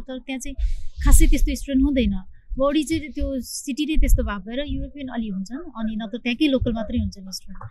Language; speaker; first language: Nepali; native; Nepali